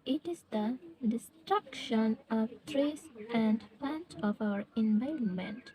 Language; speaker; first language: English; non-native, local second language; Bangla